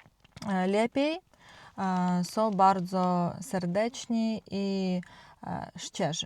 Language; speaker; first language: Polish; non-native, learner; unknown